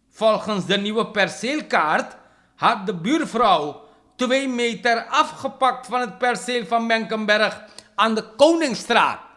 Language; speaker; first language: Dutch; non-native, local second language; Hindi